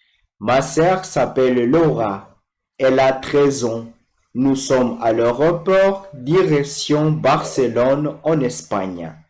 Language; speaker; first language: French; non-native, fluent; Portuguese